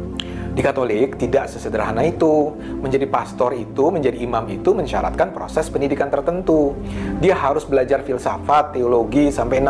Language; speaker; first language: Indonesian; native; Indonesian